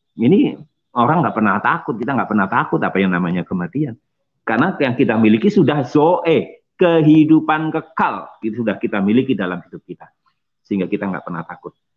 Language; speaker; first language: Indonesian; non-native, local second language; Javanese